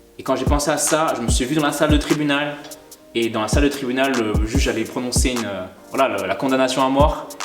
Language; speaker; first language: French; early bilingual, other home language; Malagasy